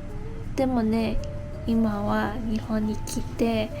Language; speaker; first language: Japanese; non-native, learner; English